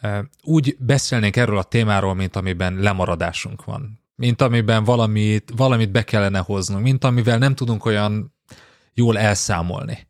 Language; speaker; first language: Hungarian; native; Hungarian